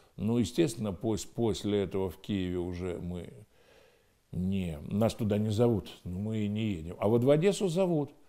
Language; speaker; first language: Russian; native; Russian